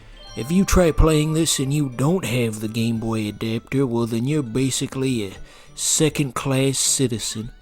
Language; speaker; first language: English; native; English